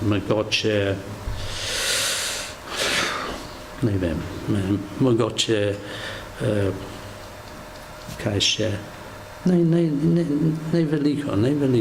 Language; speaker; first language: Slovenian; non-native, learner; English